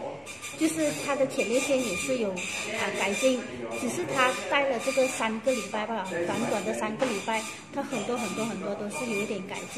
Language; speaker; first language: Chinese; native; Chinese